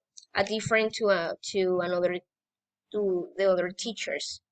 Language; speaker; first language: English; non-native, learner; Spanish